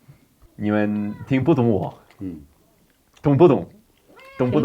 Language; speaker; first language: Chinese; non-native, learner; Polish